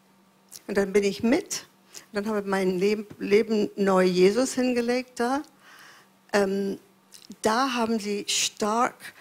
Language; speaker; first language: German; non-native, fluent; English